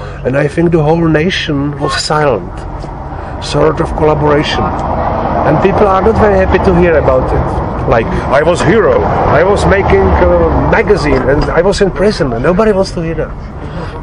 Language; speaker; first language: English; non-native, fluent; Czech